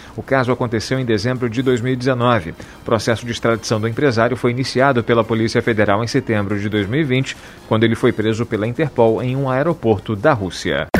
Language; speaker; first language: Portuguese; native; Portuguese